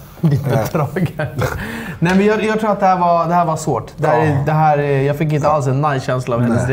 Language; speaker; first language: Swedish; native; Swedish